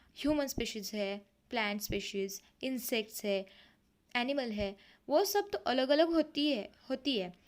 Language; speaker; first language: Hindi; non-native, local second language; Marathi